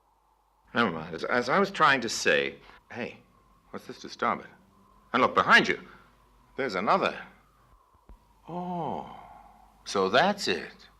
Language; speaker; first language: English; native; English